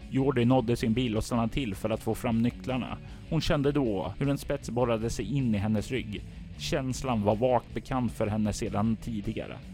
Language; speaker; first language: Swedish; native; Swedish